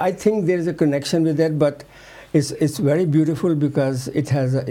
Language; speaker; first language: English; non-native, fluent; Urdu